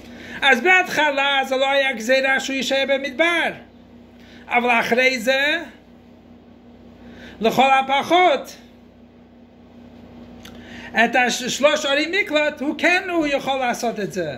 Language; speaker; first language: Hebrew; non-native, fluent; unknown